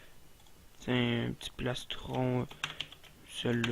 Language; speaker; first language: French; native; French